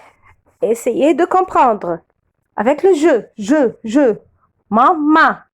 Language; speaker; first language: French; non-native, fluent; Arabic